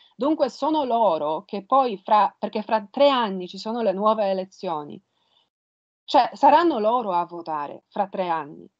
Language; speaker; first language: Italian; non-native, fluent; Polish